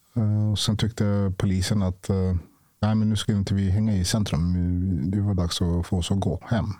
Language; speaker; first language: Swedish; early bilingual, other home language; Ganda